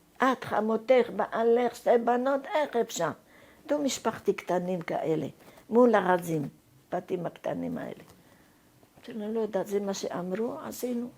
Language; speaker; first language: Hebrew; non-native, fluent; Arabic